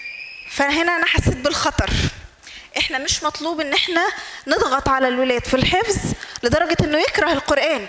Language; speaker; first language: Arabic; native; Arabic